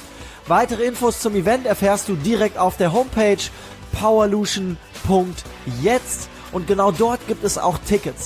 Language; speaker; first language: German; native; German